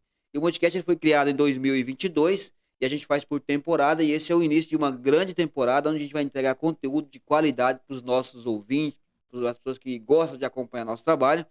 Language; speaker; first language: Portuguese; native; Portuguese